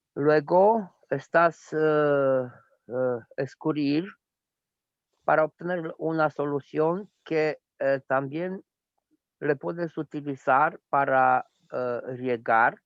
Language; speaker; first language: Spanish; non-native, fluent; Romanian